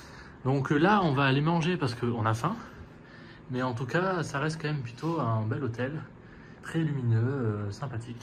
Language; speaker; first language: French; native; French